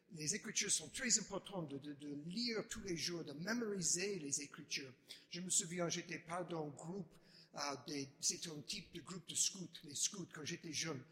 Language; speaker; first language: French; non-native, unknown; English